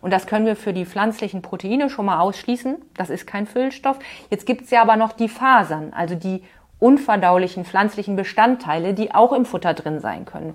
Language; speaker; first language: German; native; German